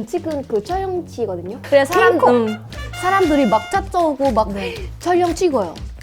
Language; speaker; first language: Korean; non-native, fluent; Vietnamese